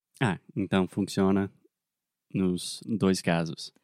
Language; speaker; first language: Portuguese; non-native, fluent; English